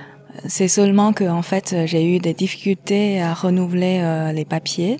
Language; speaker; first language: French; non-native, fluent; Chinese